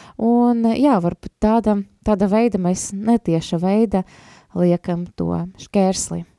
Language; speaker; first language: Latvian; non-native, local second language; Russian